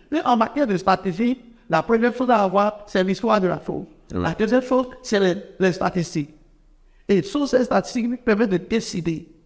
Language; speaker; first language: French; non-native, local second language; Fon